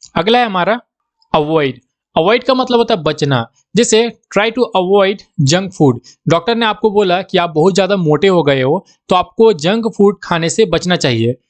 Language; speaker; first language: Hindi; native; Hindi